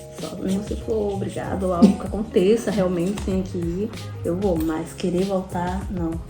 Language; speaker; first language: Portuguese; native; Portuguese